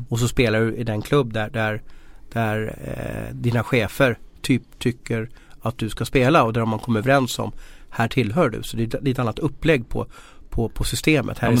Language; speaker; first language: Swedish; native; Swedish